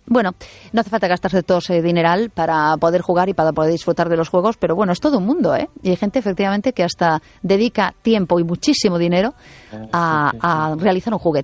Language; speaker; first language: Spanish; native; Spanish